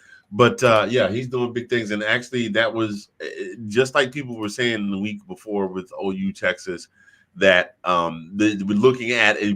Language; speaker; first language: English; native; English